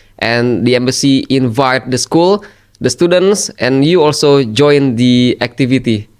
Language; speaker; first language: English; non-native, fluent; Indonesian